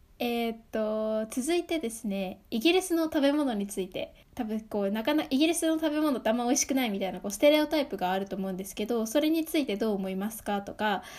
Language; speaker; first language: Japanese; native; Japanese